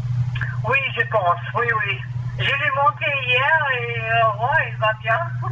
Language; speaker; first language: French; non-native, learner; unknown